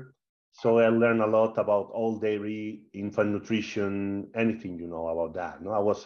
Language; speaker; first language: English; non-native, fluent; Spanish